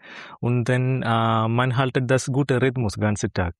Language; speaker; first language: German; non-native, learner; Malayalam